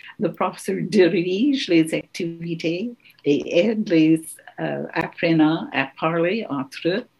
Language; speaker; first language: French; non-native, local second language; English